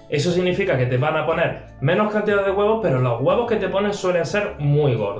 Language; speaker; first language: Spanish; native; Spanish